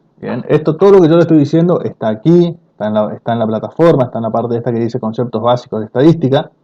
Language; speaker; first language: Spanish; native; Spanish